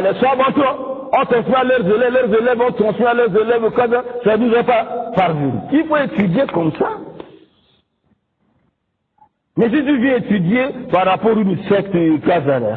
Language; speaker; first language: French; non-native, local second language; Lingala